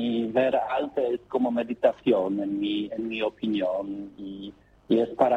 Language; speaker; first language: Spanish; non-native, learner; Polish